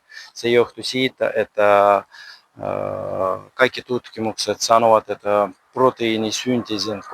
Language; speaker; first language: Finnish; non-native, learner; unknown